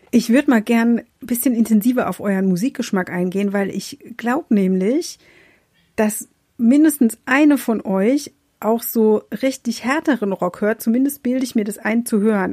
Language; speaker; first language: German; native; German